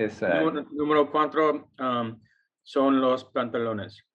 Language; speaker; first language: Spanish; non-native, learner; English